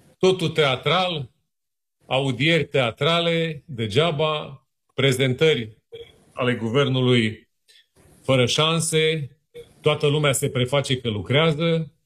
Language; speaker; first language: Romanian; native; Romanian